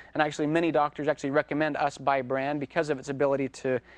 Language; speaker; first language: English; native; English